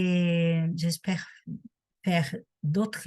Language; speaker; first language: French; non-native, learner; Portuguese